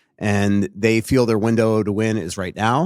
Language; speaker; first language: English; native; English